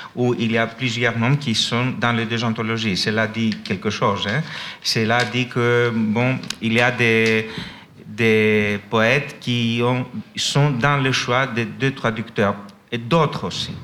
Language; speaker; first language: French; non-native, fluent; Greek